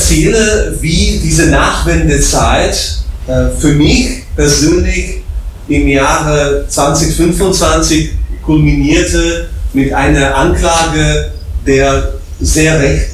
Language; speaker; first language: German; non-native, fluent; Slovak